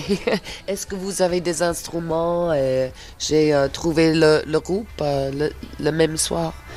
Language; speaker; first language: French; non-native, fluent; English